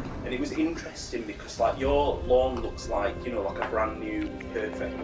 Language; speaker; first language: English; native; English